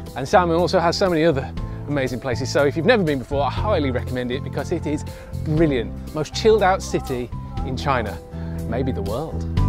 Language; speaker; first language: English; native; English